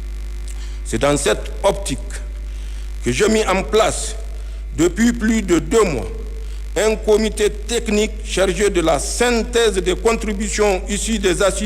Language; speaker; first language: French; non-native, local second language; Hausa